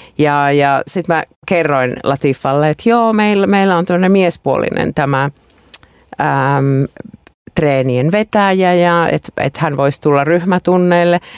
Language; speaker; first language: Finnish; native; Finnish